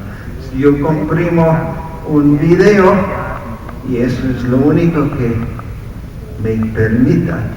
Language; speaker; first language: Spanish; non-native, fluent; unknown